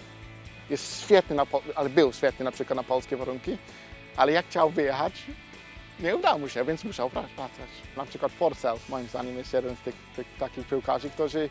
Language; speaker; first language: Polish; non-native, fluent; English